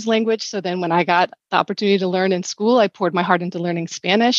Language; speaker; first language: English; native; English